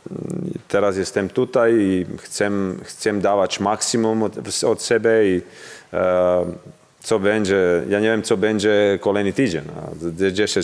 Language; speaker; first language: Polish; non-native, learner; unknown